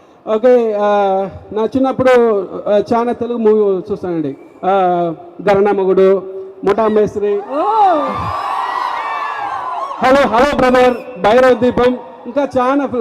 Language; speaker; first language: Telugu; non-native, learner; Tamil